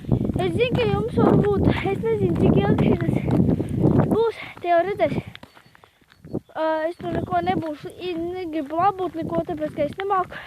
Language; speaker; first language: Latvian; non-native, local second language; Russian